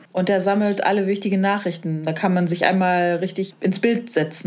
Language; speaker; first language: German; native; German